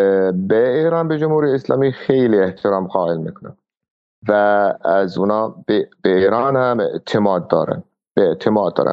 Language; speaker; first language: Persian; non-native, fluent; Arabic